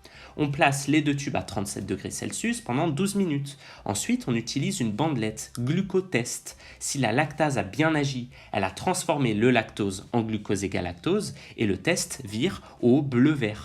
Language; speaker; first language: French; native; French